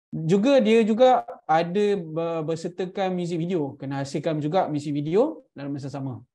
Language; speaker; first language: Malay; native; Malay